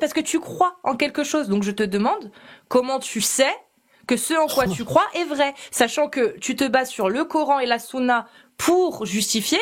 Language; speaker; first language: French; native; French